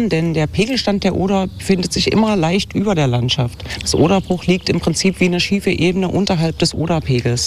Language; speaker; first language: German; native; German